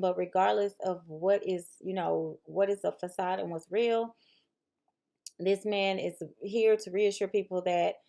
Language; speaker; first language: English; native; English